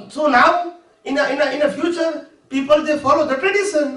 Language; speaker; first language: English; non-native, local second language; Gujarati